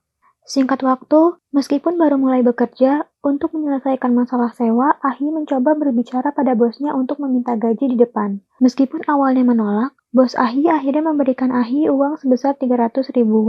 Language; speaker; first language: Indonesian; native; Indonesian